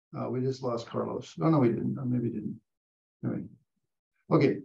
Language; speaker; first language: English; native; English